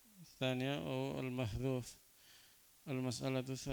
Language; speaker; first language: Arabic; non-native, fluent; Indonesian